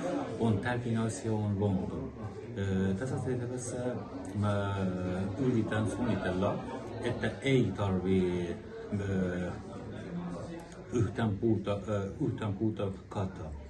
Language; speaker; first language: Finnish; non-native, learner; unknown